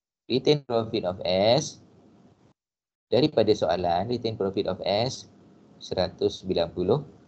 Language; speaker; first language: English; non-native, local second language; Malay